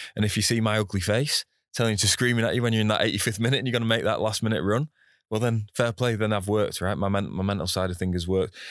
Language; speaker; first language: English; native; English